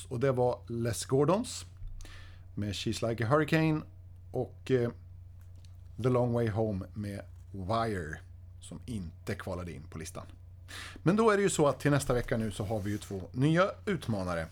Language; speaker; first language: Swedish; native; Swedish